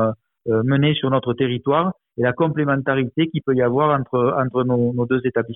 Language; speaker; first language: French; native; French